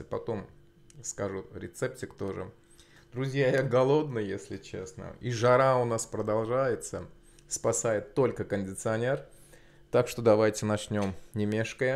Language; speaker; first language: Russian; non-native, local second language; Azerbaijani